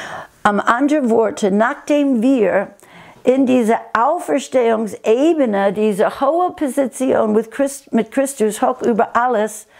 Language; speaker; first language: German; non-native, fluent; English